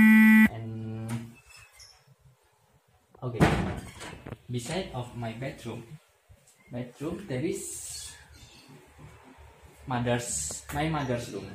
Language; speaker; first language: English; non-native, learner; Indonesian